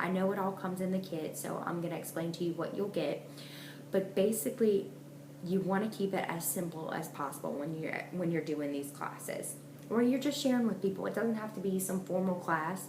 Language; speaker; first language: English; native; English